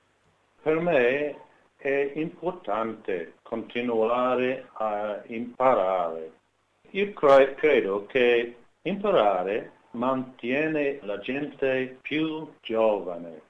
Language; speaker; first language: Italian; non-native, learner; English